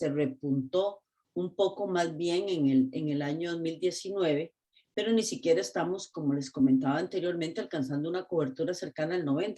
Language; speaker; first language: Spanish; native; Spanish